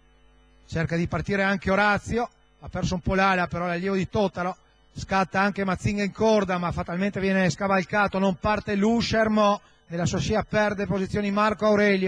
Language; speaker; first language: Italian; native; Italian